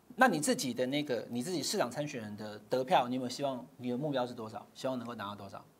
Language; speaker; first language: Chinese; native; Chinese